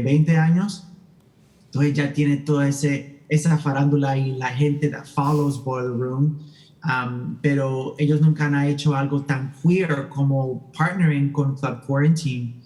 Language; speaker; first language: Spanish; early bilingual, heritage; Spanish